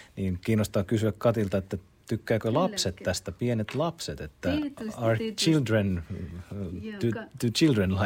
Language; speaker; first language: Finnish; native; Finnish